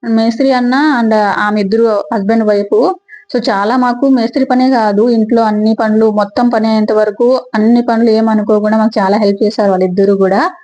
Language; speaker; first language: Telugu; native; Telugu